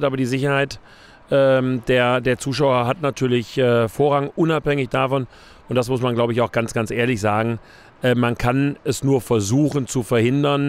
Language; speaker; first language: German; native; German